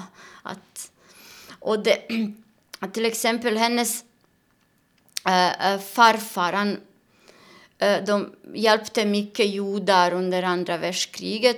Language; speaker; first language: Swedish; non-native, fluent; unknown